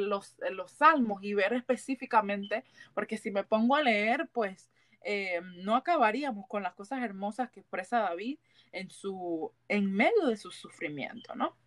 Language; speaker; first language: Spanish; early bilingual, heritage; Spanish